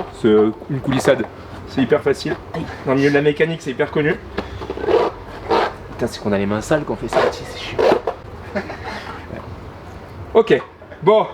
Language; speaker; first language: French; native; French